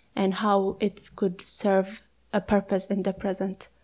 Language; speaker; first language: English; non-native, fluent; Amharic